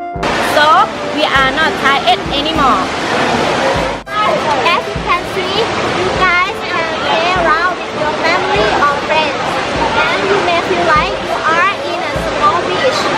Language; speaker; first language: English; non-native, learner; Thai